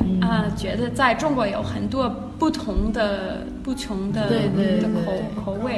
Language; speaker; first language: Chinese; non-native, learner; Danish